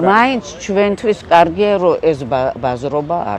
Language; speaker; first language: Georgian; non-native, local second language; Russian